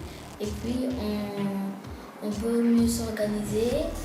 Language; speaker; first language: French; non-native, fluent; Arabic